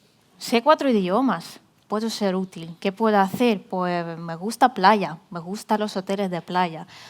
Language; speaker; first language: Spanish; non-native, fluent; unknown